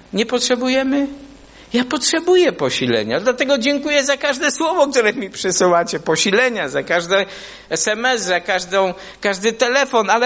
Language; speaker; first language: Polish; non-native, fluent; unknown